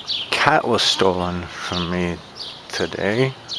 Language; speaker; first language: English; native; English